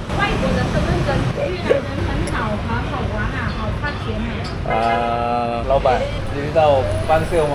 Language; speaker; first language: Chinese; non-native, learner; Vietnamese